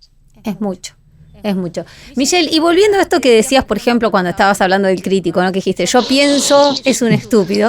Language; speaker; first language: Spanish; native; Spanish